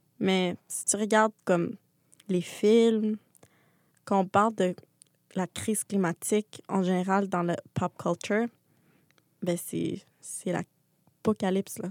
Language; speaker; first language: French; native; French